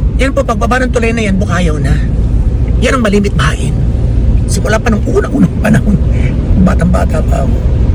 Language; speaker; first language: Filipino; native; Filipino